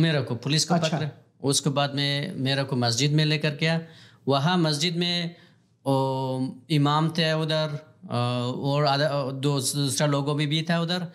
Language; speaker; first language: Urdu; non-native, learner; Pashto